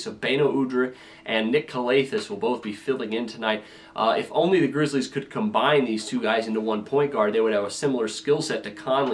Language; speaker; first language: English; native; English